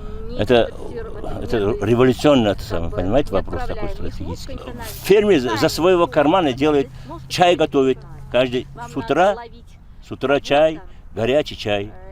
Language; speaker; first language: Russian; non-native, local second language; Uzbek